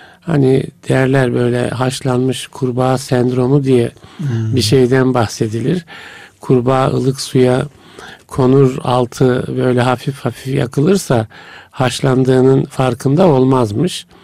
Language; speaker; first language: Turkish; native; Turkish